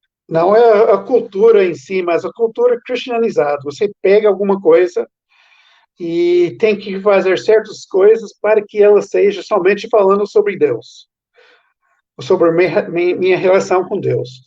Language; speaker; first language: Portuguese; non-native, fluent; English